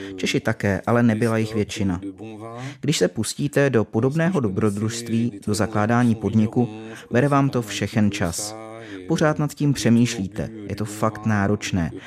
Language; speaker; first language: Czech; non-native, fluent; French